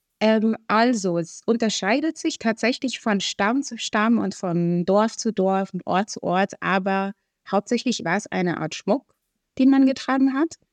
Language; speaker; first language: German; early bilingual, other home language; Arabic